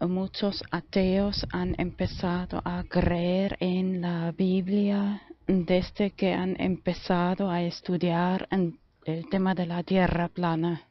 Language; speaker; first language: Spanish; non-native, fluent; German